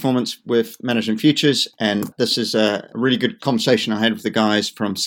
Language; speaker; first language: English; native; English